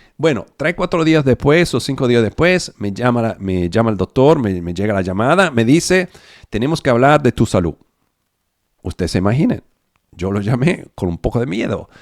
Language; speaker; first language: Spanish; non-native, fluent; Italian